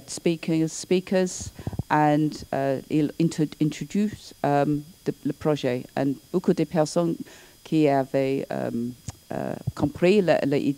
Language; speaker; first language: French; non-native, learner; English